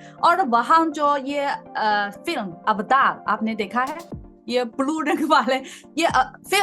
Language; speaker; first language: Hindi; non-native, fluent; Chinese